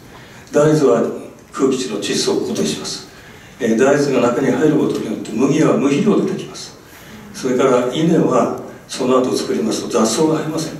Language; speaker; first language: Japanese; native; Japanese